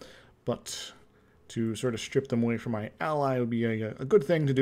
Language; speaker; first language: English; native; English